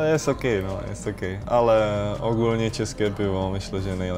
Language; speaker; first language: Polish; non-native, learner; Czech